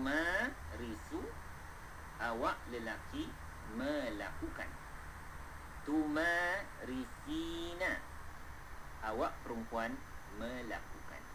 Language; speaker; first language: Malay; native; Malay